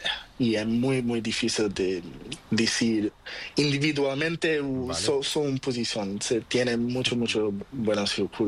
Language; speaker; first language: Spanish; non-native, learner; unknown